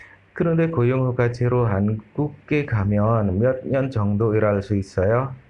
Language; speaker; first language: Korean; non-native, fluent; Indonesian